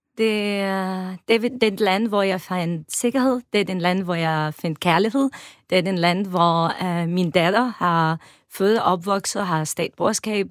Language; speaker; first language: Danish; non-native, fluent; Arabic